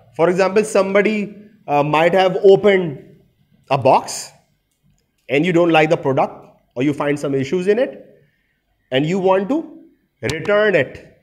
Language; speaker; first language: English; non-native, local second language; Urdu